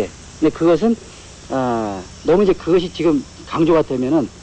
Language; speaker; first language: Korean; native; Korean